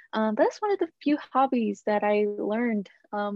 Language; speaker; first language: English; native; English